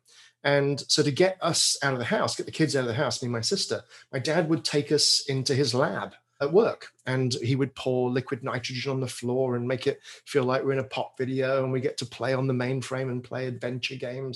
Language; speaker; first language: English; native; English